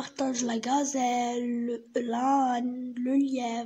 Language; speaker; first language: French; non-native, learner; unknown